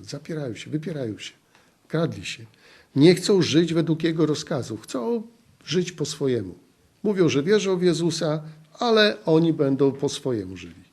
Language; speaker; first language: Polish; native; Polish